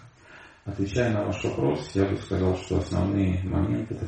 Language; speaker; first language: Russian; native; Russian